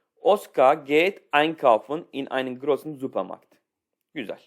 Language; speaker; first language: German; non-native, fluent; Turkish